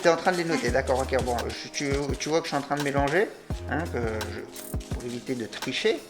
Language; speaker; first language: French; native; French